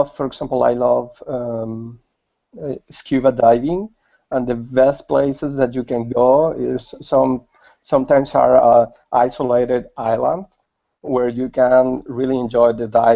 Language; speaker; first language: English; non-native, learner; Spanish